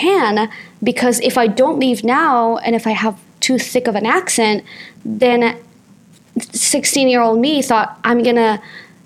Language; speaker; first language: English; non-native, fluent; Japanese